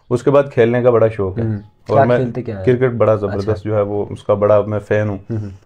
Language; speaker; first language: Hindi; native; Hindi